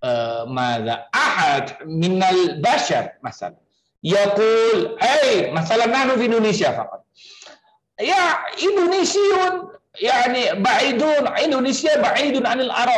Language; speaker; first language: Arabic; non-native, fluent; Indonesian